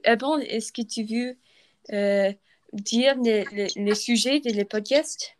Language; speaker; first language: French; non-native, learner; English